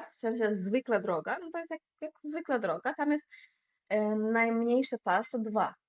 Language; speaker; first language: Polish; non-native, fluent; Uzbek